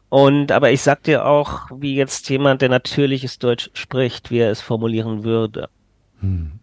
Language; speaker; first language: German; native; German